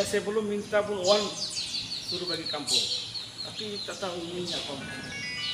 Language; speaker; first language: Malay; non-native, learner; Bangla